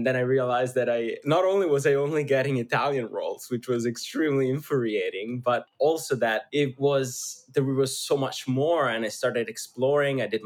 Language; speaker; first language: English; non-native, fluent; Italian